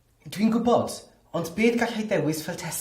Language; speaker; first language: Welsh; non-native, learner; English